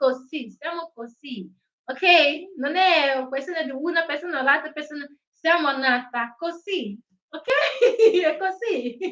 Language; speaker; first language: Italian; non-native, learner; Igbo